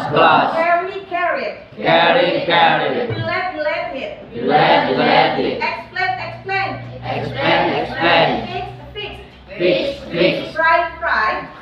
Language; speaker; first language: English; non-native, learner; Indonesian